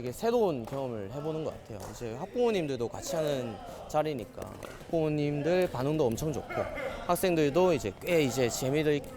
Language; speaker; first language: Korean; native; Korean